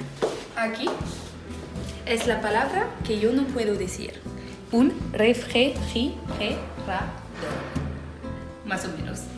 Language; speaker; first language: Spanish; non-native, learner; French